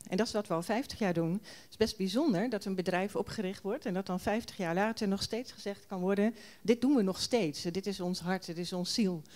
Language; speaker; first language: Dutch; native; Dutch